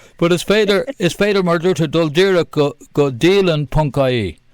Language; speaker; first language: Irish; non-native, local second language; English